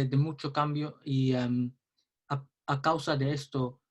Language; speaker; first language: Spanish; non-native, learner; English